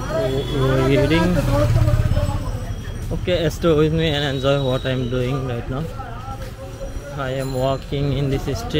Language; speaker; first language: English; non-native, learner; Bangla